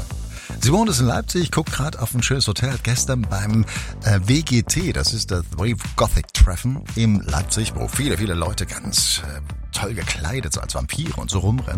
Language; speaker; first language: German; native; German